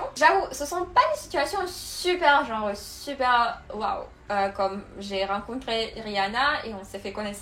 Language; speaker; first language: French; non-native, fluent; Russian